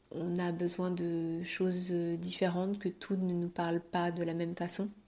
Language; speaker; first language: French; native; French